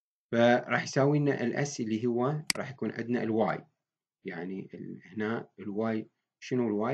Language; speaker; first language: Arabic; native; Arabic